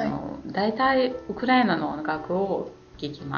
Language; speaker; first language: Japanese; non-native, fluent; Ukrainian